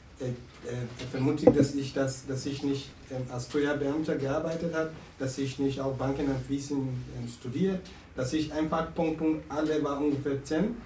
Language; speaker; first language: German; non-native, learner; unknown